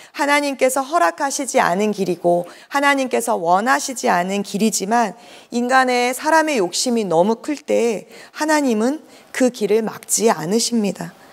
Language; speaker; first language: Korean; native; Korean